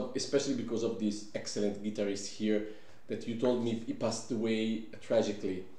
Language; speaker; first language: English; non-native, fluent; Italian